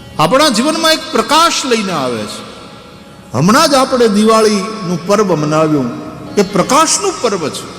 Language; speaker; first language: Gujarati; native; Gujarati